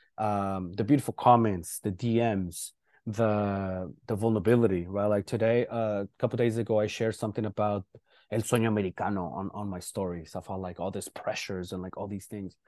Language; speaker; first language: English; early bilingual, other home language; Spanish